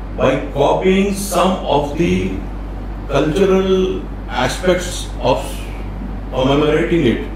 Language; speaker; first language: English; non-native, local second language; Urdu